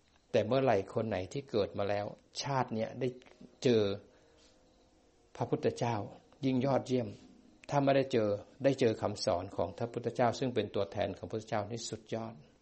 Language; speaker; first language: Thai; native; Thai